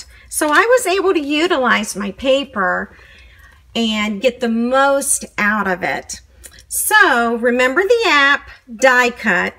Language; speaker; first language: English; native; English